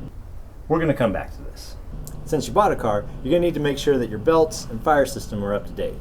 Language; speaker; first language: English; native; English